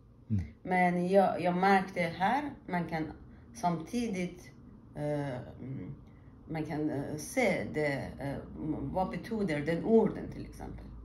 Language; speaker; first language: Swedish; non-native, learner; Persian